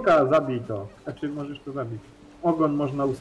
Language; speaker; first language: Polish; native; Polish